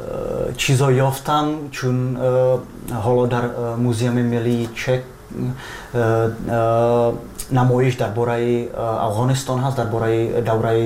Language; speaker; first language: Persian; non-native, fluent; Czech